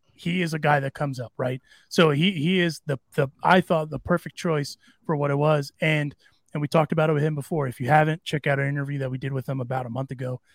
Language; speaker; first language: English; early bilingual, other home language; Spanish